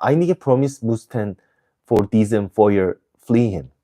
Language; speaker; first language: German; non-native, learner; English